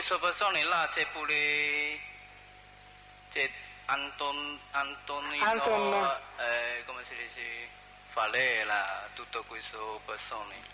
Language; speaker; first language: Italian; non-native, learner; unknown